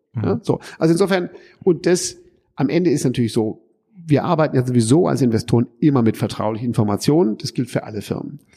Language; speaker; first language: German; early bilingual, heritage; German